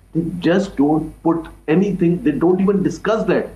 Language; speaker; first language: English; non-native, local second language; Urdu